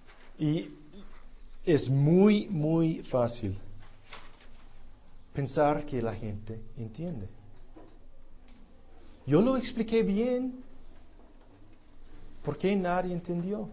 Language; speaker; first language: Spanish; non-native, fluent; English